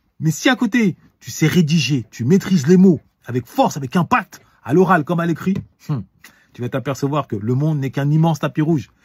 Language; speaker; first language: French; native; French